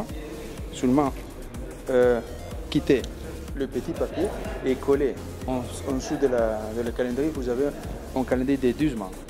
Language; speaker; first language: French; non-native, learner; Spanish